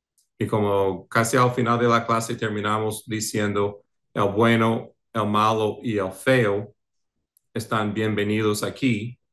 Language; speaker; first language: Spanish; non-native, fluent; English